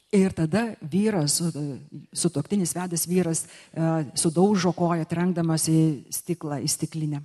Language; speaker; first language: Lithuanian; native; Lithuanian